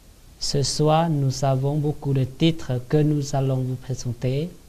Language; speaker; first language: French; non-native, learner; Lao